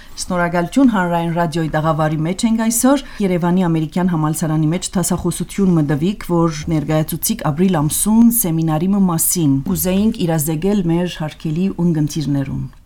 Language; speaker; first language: Armenian; early bilingual, heritage; Armenian